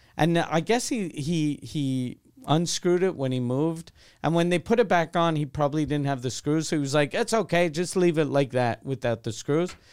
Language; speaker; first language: English; non-native, local second language; French